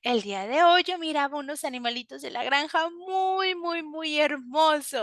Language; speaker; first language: Spanish; native; Spanish